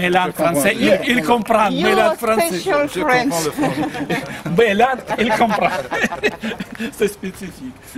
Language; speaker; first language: French; non-native, learner; Russian